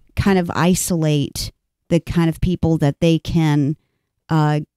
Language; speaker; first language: English; native; English